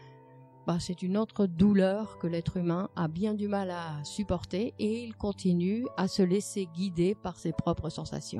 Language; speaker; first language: French; native; French